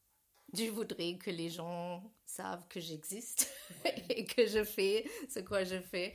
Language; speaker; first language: French; non-native, learner; German